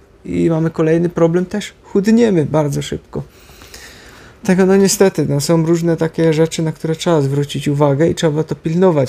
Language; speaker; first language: Polish; native; Polish